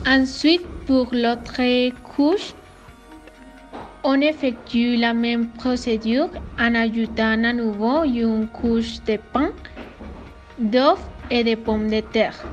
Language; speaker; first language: French; non-native, learner; Spanish